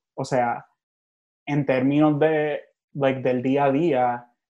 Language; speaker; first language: Spanish; early bilingual, other home language; English